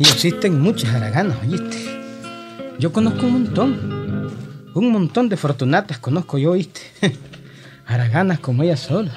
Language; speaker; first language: Spanish; native; Spanish